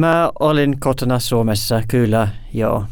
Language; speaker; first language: Finnish; non-native, learner; English